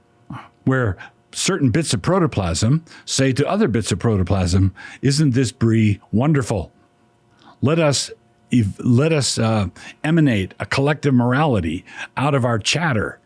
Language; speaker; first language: English; native; English